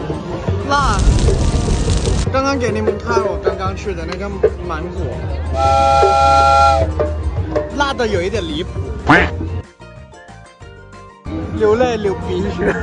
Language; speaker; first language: Chinese; non-native, fluent; Thai